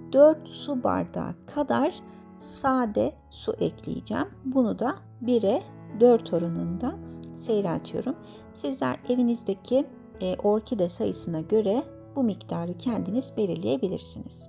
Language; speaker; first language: Turkish; native; Turkish